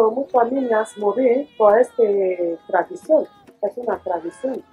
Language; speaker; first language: Spanish; non-native, learner; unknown